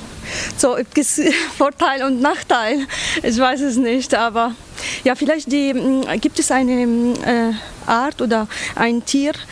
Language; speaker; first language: German; non-native, learner; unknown